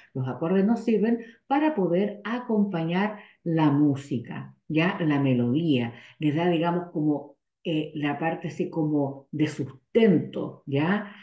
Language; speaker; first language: Spanish; native; Spanish